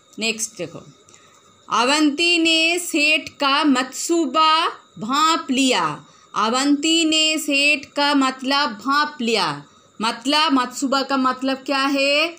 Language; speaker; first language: Hindi; non-native, local second language; Bangla